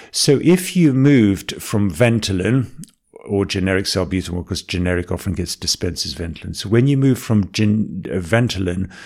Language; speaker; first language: English; native; English